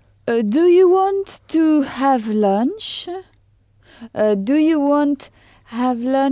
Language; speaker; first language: English; non-native, learner; French